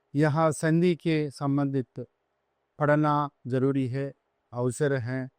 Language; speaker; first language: Hindi; non-native, local second language; Telugu